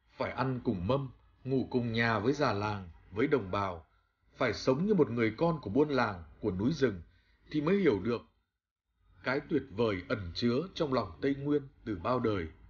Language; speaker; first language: Vietnamese; native; Vietnamese